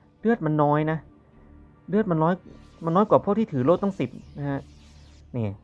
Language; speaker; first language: Thai; native; Thai